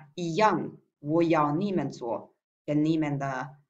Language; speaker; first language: Chinese; non-native, learner; Finnish